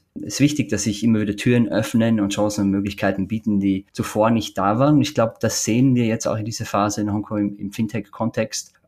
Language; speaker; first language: German; native; German